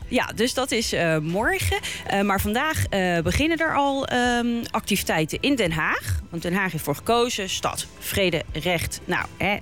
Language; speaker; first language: Dutch; native; Dutch